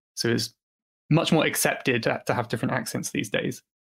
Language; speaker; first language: English; native; English